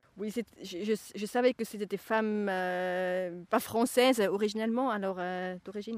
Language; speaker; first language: French; non-native, fluent; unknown